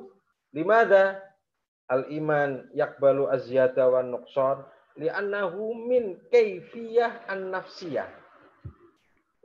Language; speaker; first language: Arabic; non-native, fluent; Indonesian